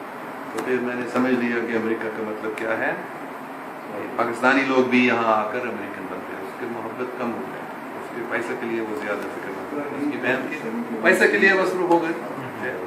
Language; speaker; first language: Hindi; non-native, local second language; English